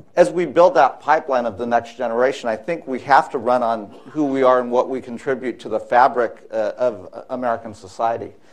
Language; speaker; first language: English; native; English